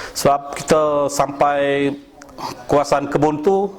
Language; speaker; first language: Malay; non-native, local second language; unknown